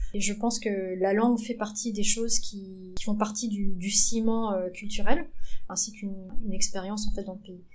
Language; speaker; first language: French; early bilingual, other home language; Vietnamese